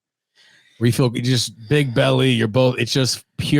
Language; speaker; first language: English; native; English